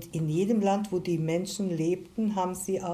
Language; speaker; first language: German; early bilingual, heritage; German